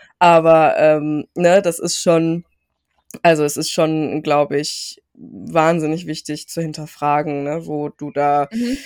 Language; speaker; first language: German; early bilingual, other home language; Turkish